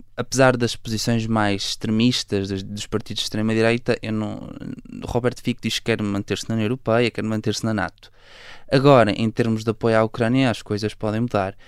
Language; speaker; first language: Portuguese; native; Portuguese